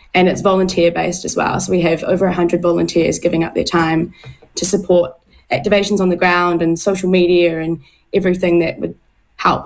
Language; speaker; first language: English; native; English